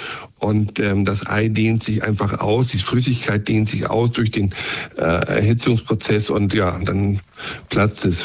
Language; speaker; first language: German; native; German